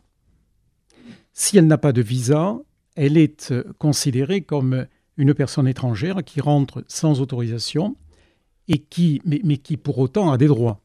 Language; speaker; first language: French; native; French